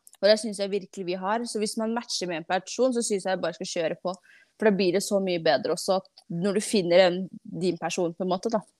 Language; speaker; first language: Norwegian; non-native, fluent; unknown